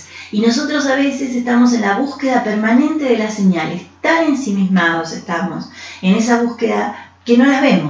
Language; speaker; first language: Spanish; native; Spanish